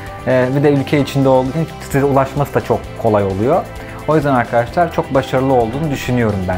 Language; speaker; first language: Turkish; native; Turkish